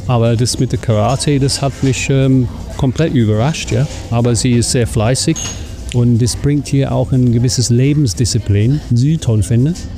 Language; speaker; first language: German; non-native, fluent; English